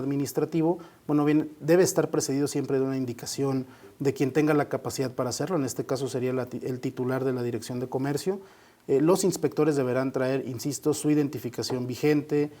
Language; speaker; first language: Spanish; native; Spanish